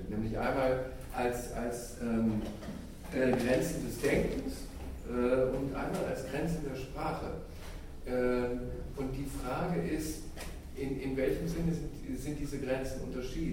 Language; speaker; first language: German; native; German